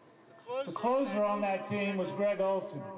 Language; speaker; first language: English; native; English